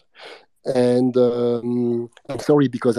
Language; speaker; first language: English; non-native, fluent; French